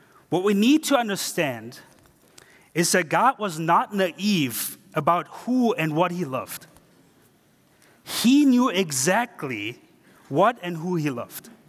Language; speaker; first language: English; non-native, fluent; German